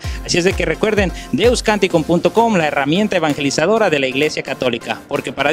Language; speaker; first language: Spanish; native; Spanish